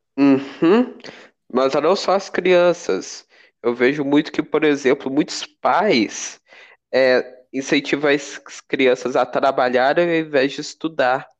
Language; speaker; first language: Portuguese; native; Portuguese